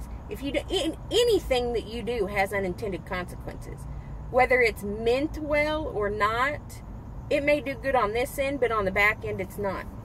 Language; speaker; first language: English; native; English